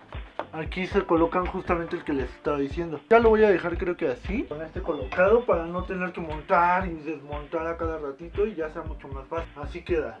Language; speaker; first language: Spanish; native; Spanish